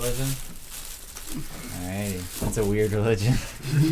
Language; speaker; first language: English; native; English